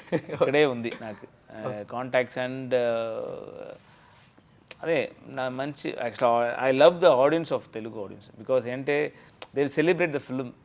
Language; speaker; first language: Telugu; non-native, learner; Tamil